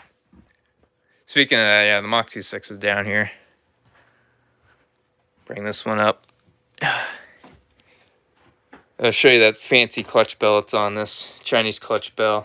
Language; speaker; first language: English; native; English